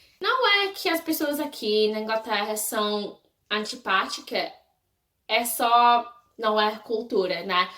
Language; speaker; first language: Portuguese; non-native, fluent; English